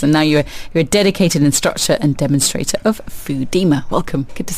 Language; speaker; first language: English; native; English